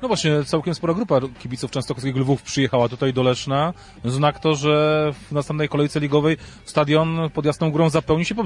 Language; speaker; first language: Polish; native; Polish